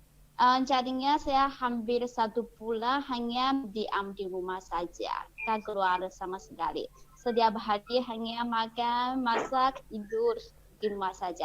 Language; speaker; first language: Indonesian; non-native, fluent; Chinese